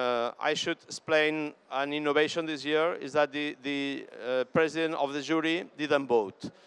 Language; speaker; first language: English; non-native, fluent; Catalan